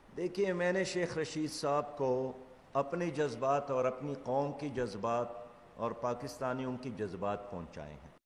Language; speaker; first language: Urdu; non-native, local second language; Pashto